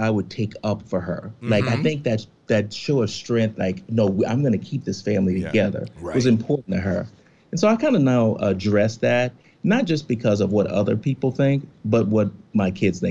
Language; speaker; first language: English; native; English